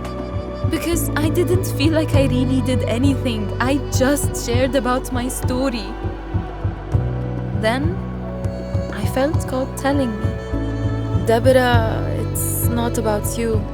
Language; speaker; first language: English; non-native, fluent; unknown